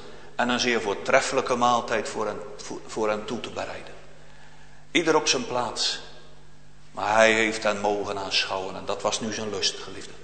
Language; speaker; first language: Dutch; native; Dutch